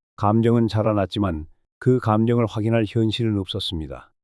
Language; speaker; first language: Korean; native; Korean